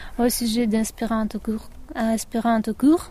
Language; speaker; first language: French; non-native, learner; Russian